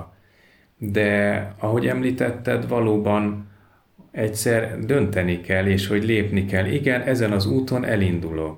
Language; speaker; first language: Hungarian; native; Hungarian